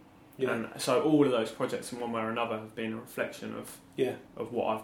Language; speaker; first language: English; native; English